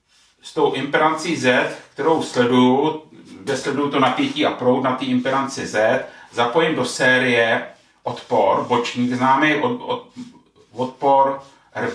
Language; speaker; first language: Czech; native; Czech